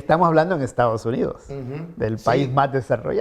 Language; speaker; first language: Spanish; native; Spanish